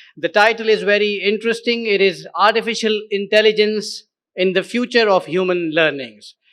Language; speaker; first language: English; non-native, local second language; Urdu